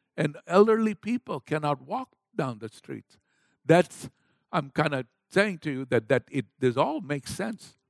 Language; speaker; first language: English; non-native, local second language; Gujarati